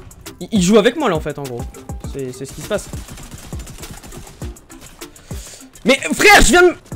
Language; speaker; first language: French; native; French